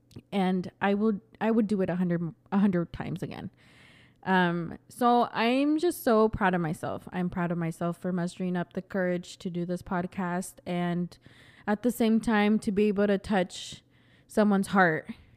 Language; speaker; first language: English; early bilingual, other home language; Spanish